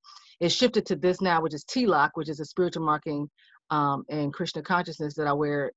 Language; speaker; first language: English; native; English